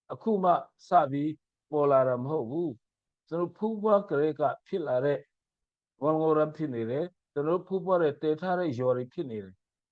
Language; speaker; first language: Burmese; non-native, local second language; Mizo